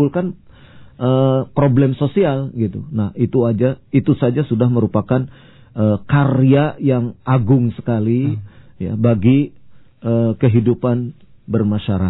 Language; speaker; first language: Indonesian; native; Indonesian